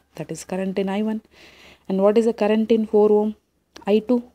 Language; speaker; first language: English; non-native, local second language; Tamil